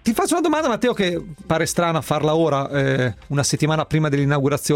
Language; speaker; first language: Italian; native; Italian